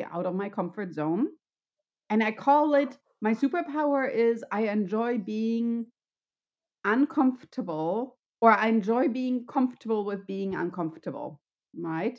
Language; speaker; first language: English; non-native, fluent; German